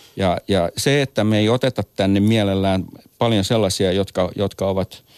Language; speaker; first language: Finnish; native; Finnish